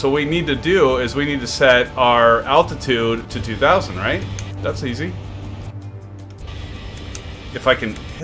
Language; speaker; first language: English; native; English